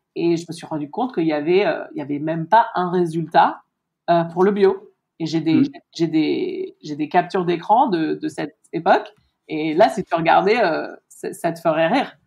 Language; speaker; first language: French; early bilingual, heritage; French